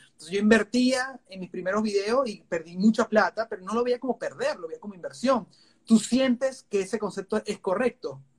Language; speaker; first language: Spanish; native; Spanish